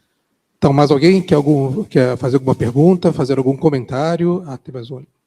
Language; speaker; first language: Portuguese; native; Portuguese